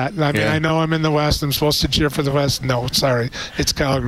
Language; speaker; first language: English; native; English